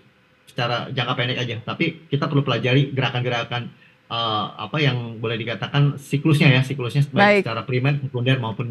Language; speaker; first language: Indonesian; native; Indonesian